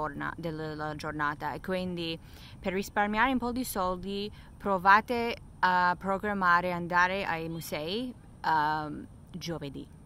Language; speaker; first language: Italian; non-native, fluent; English